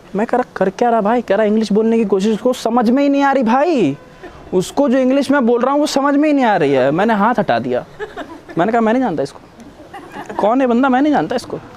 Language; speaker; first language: Hindi; native; Hindi